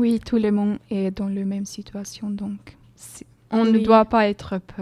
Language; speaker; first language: French; non-native, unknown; Swedish